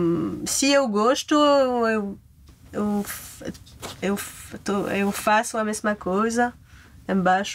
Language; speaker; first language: Portuguese; non-native, fluent; French